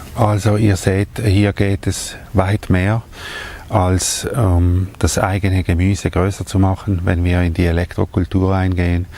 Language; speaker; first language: German; native; German